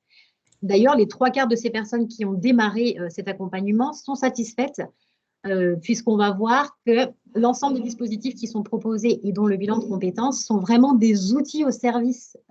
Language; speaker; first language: French; native; French